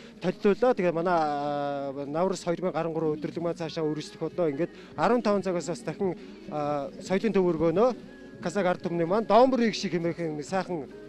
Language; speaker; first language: Mongolian; non-native, local second language; Kazakh